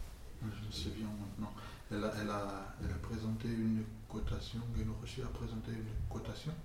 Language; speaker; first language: French; non-native, fluent; English